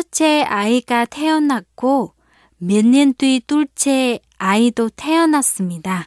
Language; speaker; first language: Korean; non-native, fluent; Vietnamese